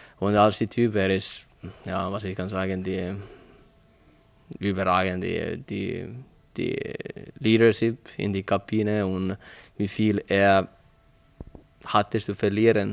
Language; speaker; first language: German; non-native, learner; Finnish